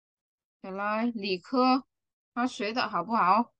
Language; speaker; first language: Chinese; non-native, fluent; Vietnamese